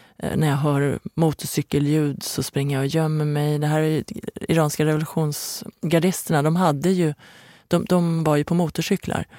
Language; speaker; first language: Swedish; early bilingual, other home language; Persian